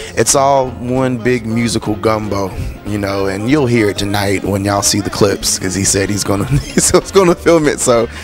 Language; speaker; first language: English; native; English